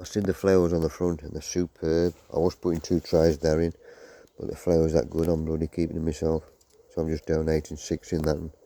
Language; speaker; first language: English; native; English